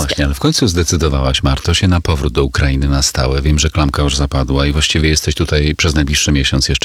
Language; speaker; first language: Polish; native; Polish